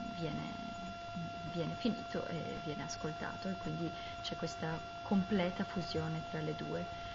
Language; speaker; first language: Italian; native; Italian